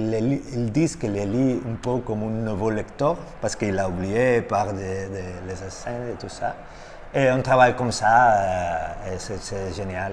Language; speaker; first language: French; non-native, learner; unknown